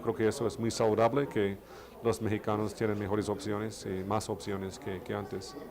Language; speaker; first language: Spanish; non-native, fluent; English